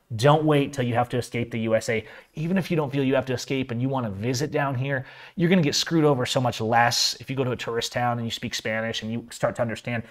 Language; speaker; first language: English; native; English